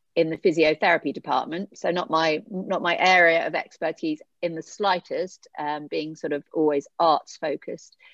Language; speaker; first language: English; native; English